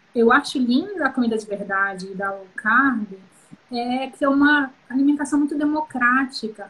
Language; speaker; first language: Portuguese; native; Portuguese